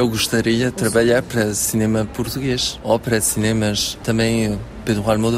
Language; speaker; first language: Portuguese; early bilingual, heritage; French